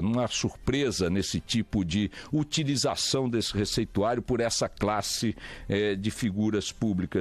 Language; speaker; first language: Portuguese; native; Portuguese